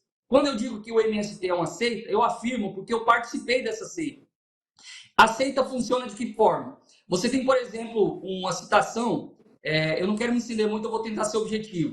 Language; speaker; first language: Portuguese; native; Portuguese